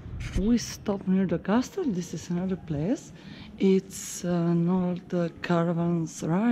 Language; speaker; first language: English; non-native, fluent; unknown